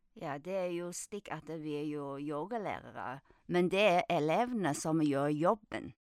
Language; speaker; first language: Norwegian; non-native, fluent; Chinese